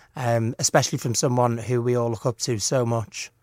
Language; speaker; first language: English; native; English